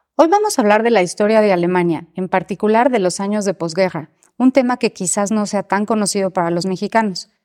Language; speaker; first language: Spanish; native; Spanish